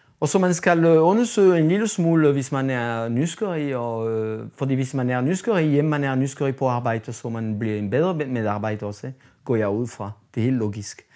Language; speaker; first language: Danish; non-native, fluent; French